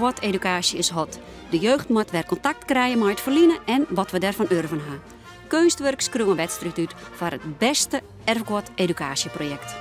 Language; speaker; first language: Dutch; non-native, local second language; Western Frisian